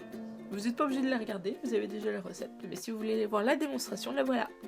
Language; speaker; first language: French; native; French